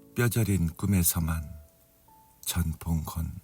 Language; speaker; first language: Korean; native; Korean